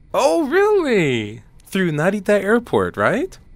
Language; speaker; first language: English; native; English